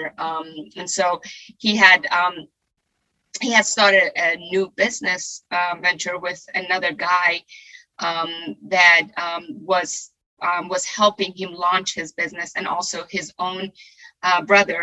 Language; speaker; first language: English; non-native, fluent; Persian